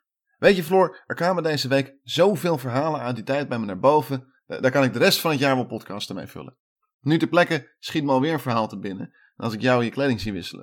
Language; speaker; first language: Dutch; native; Dutch